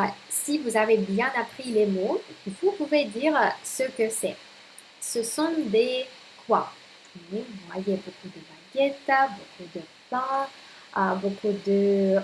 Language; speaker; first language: French; non-native, fluent; Russian